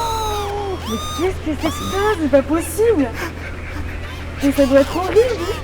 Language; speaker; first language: French; native; French